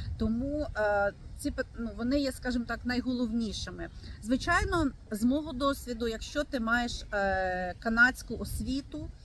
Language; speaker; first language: Ukrainian; native; Ukrainian